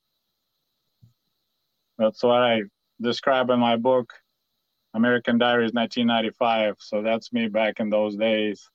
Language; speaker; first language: English; non-native, fluent; Russian